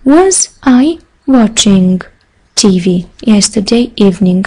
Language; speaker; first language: English; non-native, fluent; Bulgarian